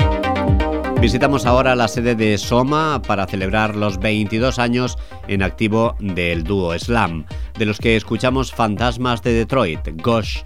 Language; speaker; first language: Spanish; native; Spanish